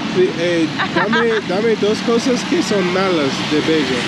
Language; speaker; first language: Spanish; non-native, learner; English